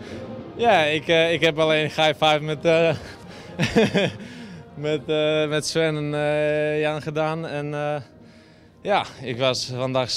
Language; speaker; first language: Dutch; non-native, learner; Polish